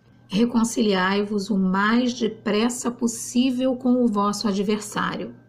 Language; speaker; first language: Portuguese; native; Portuguese